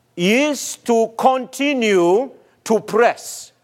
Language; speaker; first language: English; non-native, fluent; Malagasy